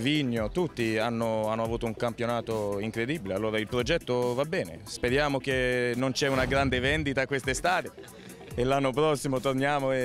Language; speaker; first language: Italian; early bilingual, heritage; Italian